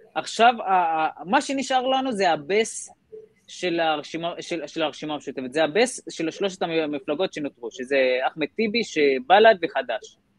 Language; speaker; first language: Hebrew; non-native, local second language; Arabic